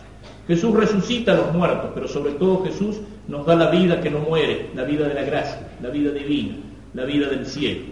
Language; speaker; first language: Spanish; native; Spanish